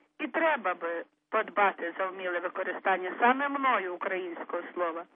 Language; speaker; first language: Ukrainian; native; Ukrainian